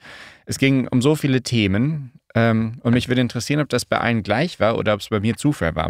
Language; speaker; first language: German; native; German